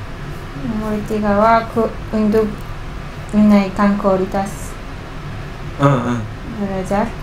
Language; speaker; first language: Indonesian; non-native, learner; Japanese